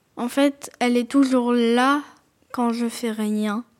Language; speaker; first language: French; native; French